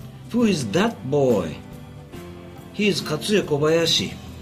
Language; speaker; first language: English; non-native, learner; Japanese